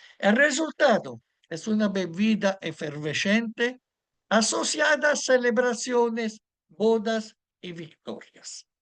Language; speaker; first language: Spanish; non-native, fluent; Italian